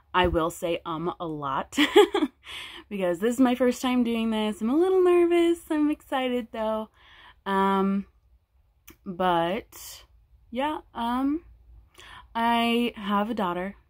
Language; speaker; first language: English; native; English